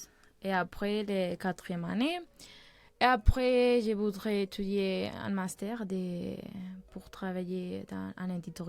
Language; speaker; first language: French; non-native, fluent; Spanish